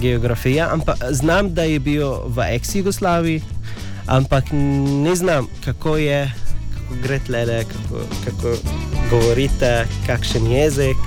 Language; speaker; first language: Slovenian; non-native, learner; English